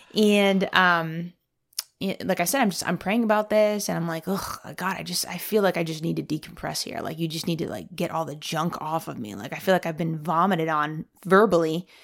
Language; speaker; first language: English; native; English